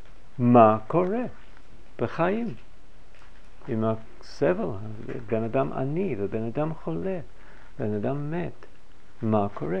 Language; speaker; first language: Hebrew; non-native, fluent; English